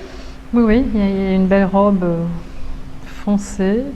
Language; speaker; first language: French; native; French